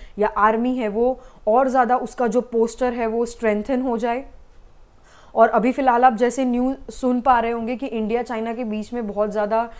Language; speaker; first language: Hindi; non-native, local second language; Gujarati